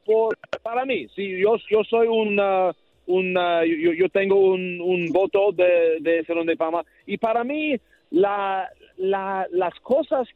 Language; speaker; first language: Spanish; non-native, learner; English